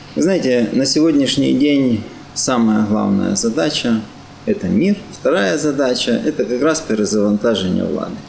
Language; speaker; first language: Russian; native; Russian